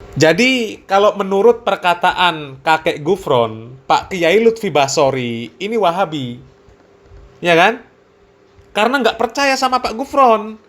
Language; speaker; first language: Indonesian; native; Indonesian